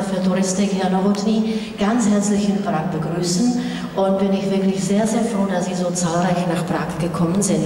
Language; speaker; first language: German; non-native, fluent; Czech